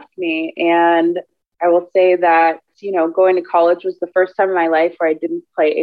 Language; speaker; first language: English; native; English